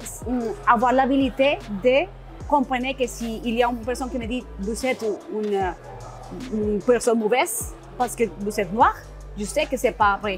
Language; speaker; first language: French; non-native, learner; Spanish